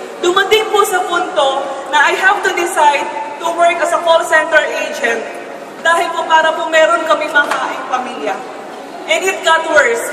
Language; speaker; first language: Filipino; native; Filipino